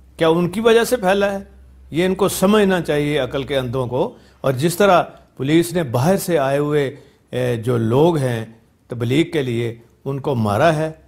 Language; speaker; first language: Urdu; non-native, local second language; Punjabi